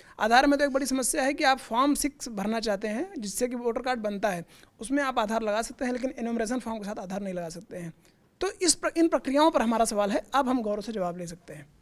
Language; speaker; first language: Hindi; native; Hindi